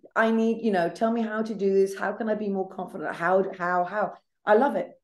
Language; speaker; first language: English; native; English